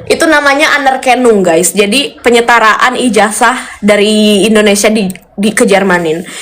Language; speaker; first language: Indonesian; native; Indonesian